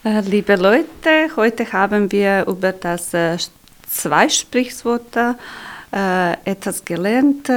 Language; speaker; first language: German; non-native, learner; Croatian